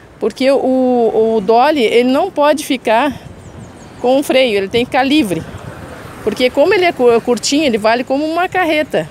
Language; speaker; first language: Portuguese; native; Portuguese